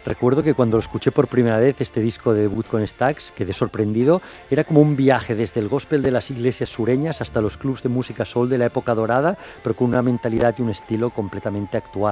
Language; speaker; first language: Spanish; native; Spanish